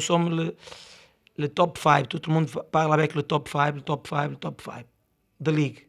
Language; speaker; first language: French; non-native, learner; Portuguese